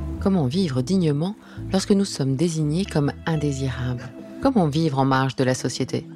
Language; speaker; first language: French; native; French